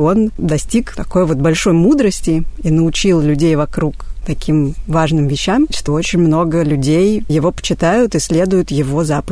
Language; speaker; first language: Russian; native; Russian